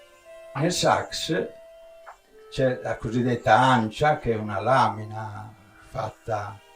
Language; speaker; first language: Italian; native; Italian